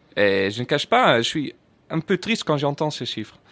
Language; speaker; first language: French; non-native, fluent; Dutch